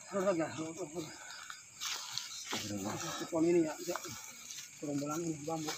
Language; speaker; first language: Indonesian; native; Indonesian